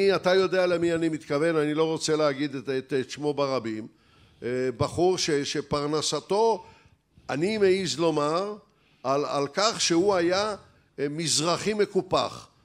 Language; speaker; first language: Hebrew; native; Hebrew